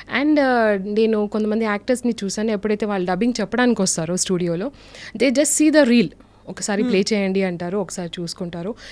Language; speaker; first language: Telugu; non-native, local second language; Urdu